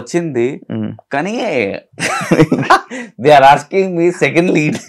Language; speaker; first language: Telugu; non-native, learner; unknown